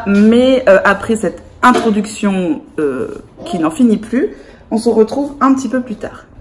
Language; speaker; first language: French; native; French